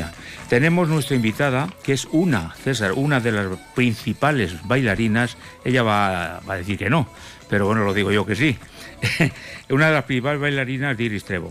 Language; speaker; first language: Spanish; native; Spanish